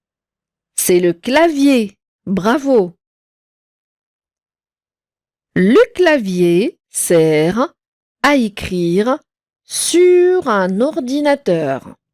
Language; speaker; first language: French; non-native, local second language; Arabic